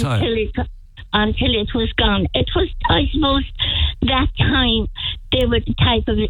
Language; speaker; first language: English; native; English